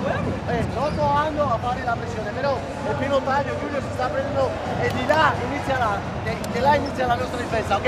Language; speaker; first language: Italian; non-native, learner; Spanish